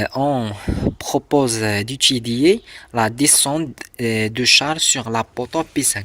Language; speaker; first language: French; non-native, local second language; Arabic